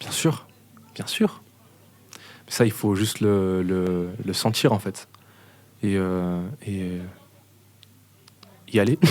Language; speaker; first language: French; native; French